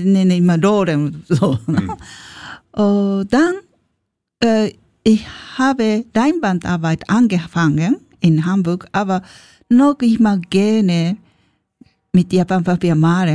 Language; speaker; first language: German; non-native, learner; Japanese